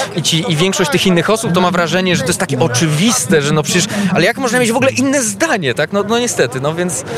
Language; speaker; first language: Polish; early bilingual, heritage; Polish